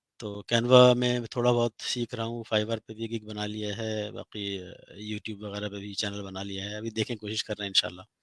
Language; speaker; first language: Urdu; native; Urdu